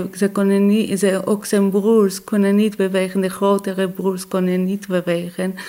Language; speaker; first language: Dutch; non-native, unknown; Hebrew